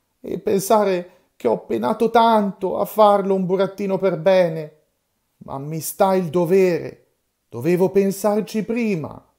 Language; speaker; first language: Italian; native; Italian